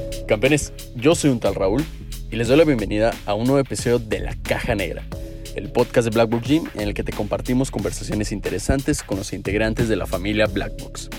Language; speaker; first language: Spanish; native; Spanish